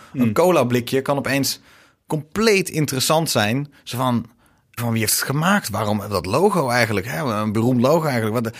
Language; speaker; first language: Dutch; native; Dutch